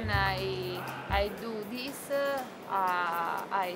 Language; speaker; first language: English; non-native, learner; Italian